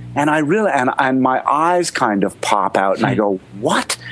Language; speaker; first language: English; native; English